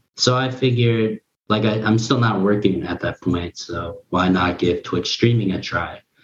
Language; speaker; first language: English; early bilingual, other home language; Korean